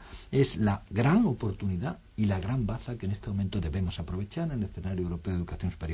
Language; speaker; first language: Spanish; native; Spanish